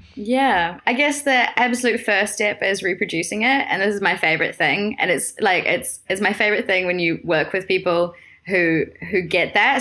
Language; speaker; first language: English; native; English